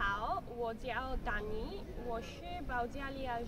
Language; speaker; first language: Chinese; non-native, learner; Bulgarian